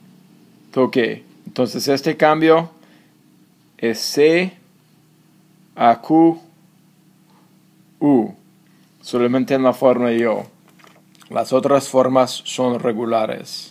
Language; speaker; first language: Spanish; non-native, fluent; English